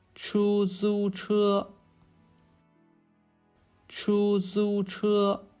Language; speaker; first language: Chinese; non-native, fluent; English